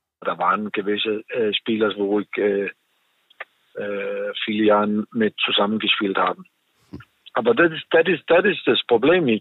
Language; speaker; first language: German; non-native, fluent; Danish